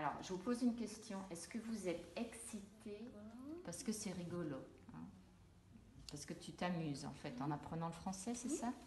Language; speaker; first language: French; native; French